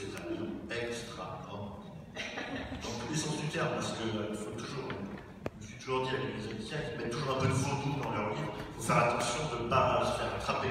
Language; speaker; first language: French; native; French